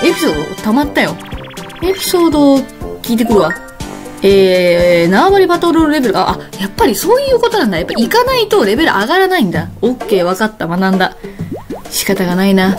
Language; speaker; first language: Japanese; native; Japanese